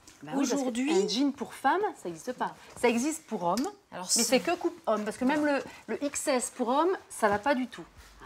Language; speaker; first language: French; native; French